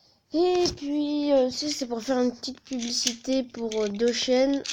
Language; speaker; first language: French; native; French